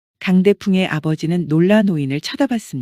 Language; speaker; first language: Korean; native; Korean